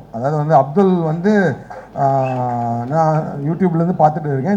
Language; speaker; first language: Tamil; native; Tamil